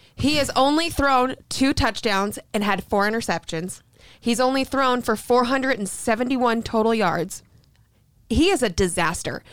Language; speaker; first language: English; native; English